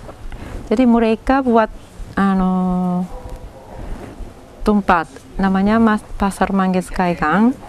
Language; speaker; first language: Indonesian; non-native, fluent; Japanese